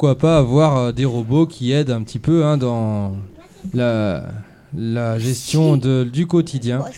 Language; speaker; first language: French; native; French